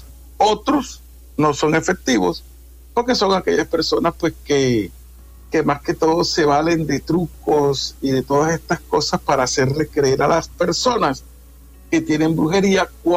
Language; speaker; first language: Spanish; native; Spanish